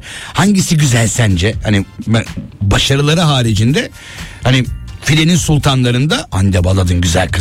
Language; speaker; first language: Turkish; native; Turkish